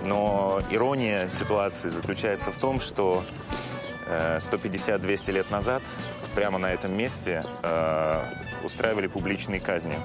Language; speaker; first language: Russian; native; Russian